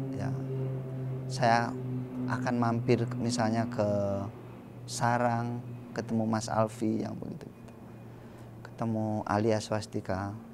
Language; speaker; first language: Indonesian; native; Indonesian